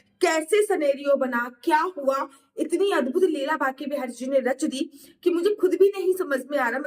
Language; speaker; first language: Hindi; native; Hindi